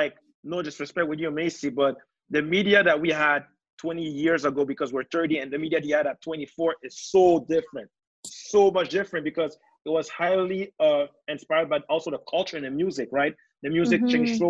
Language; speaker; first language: English; non-native, fluent; French